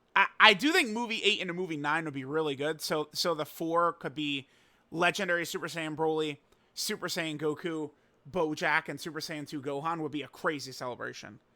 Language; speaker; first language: English; native; English